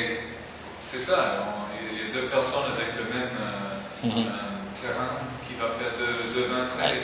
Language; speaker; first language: French; non-native, fluent; English